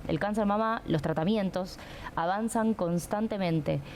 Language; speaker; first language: Spanish; native; Spanish